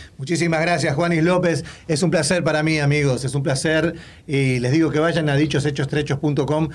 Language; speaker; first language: Spanish; native; Spanish